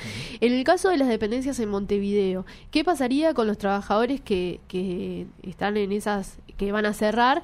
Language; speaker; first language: Spanish; native; Spanish